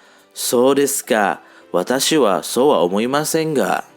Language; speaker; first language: Japanese; non-native, fluent; Indonesian